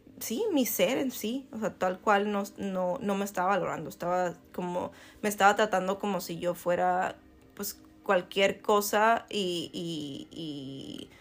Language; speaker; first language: Spanish; native; Spanish